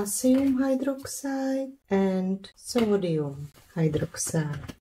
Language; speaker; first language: English; non-native, fluent; Czech